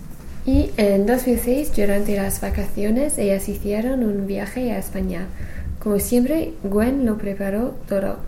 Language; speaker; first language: Spanish; non-native, learner; English